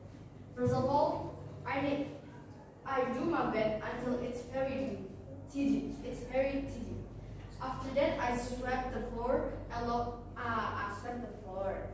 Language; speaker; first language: English; non-native, learner; Indonesian